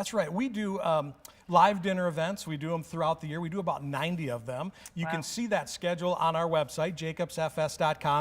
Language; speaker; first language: English; native; English